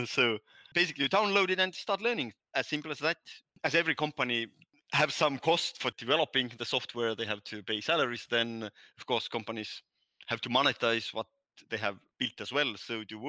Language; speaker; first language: English; non-native, fluent; Estonian